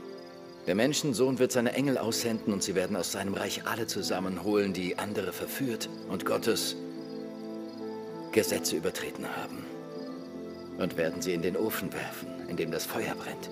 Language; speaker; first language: German; native; German